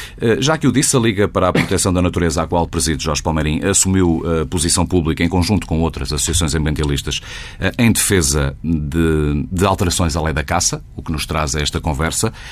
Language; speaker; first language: Portuguese; native; Portuguese